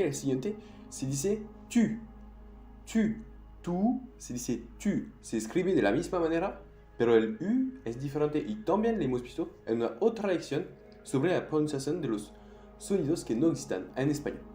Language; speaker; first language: Spanish; non-native, fluent; French